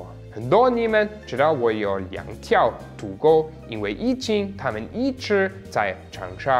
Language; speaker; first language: Chinese; non-native, fluent; German